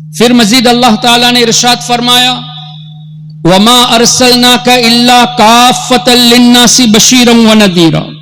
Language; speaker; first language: Urdu; non-native, fluent; Memoni